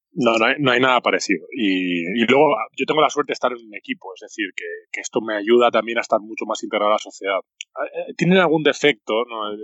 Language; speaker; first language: Spanish; native; Spanish